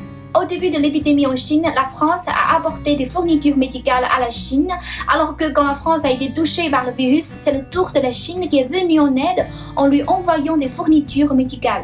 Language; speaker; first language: French; non-native, fluent; Chinese